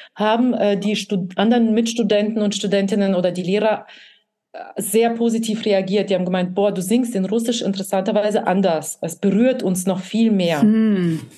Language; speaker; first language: German; early bilingual, other home language; Russian